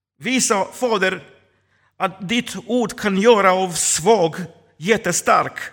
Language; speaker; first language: Swedish; non-native, fluent; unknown